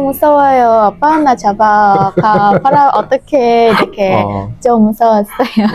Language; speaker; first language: Korean; non-native, learner; Hmong